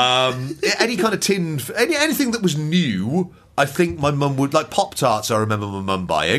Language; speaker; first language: English; native; English